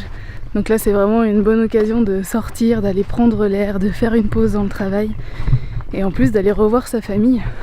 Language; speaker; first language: French; native; French